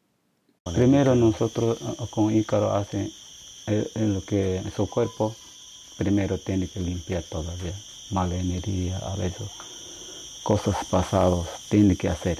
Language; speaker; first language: Spanish; non-native, local second language; Shipibo-Conibo